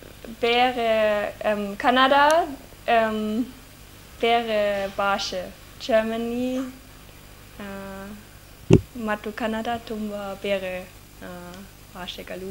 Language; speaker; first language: Kannada; non-native, learner; German